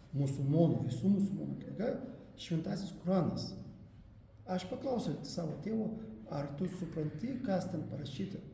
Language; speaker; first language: Lithuanian; non-native, local second language; Russian